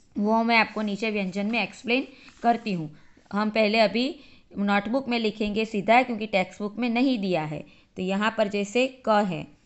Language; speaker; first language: Hindi; native; Hindi